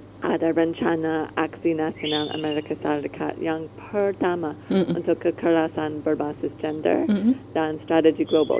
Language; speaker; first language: Indonesian; non-native, learner; English